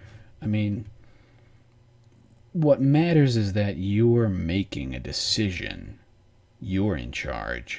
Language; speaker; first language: English; native; English